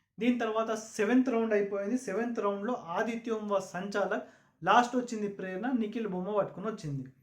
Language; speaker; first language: Telugu; non-native, local second language; Urdu